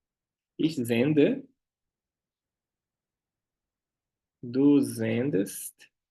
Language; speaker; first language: German; non-native, fluent; Portuguese